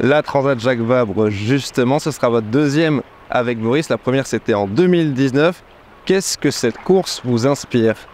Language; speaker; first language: French; native; French